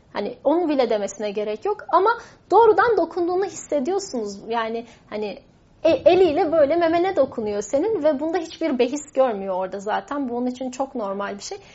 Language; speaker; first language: Turkish; non-native, local second language; Kurdish